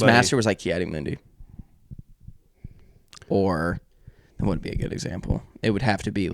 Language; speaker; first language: English; native; English